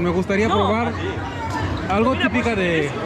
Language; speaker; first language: Spanish; non-native, learner; Swahili